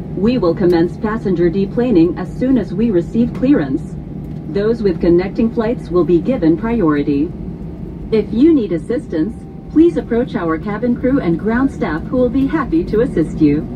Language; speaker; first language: English; non-native, local second language; Filipino